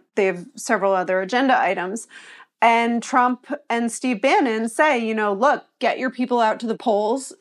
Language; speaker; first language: English; native; English